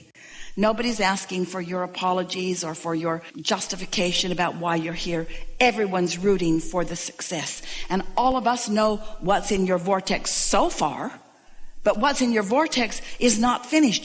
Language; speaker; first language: English; native; English